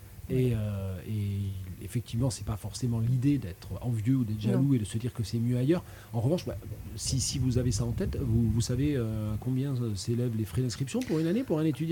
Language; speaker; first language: French; native; French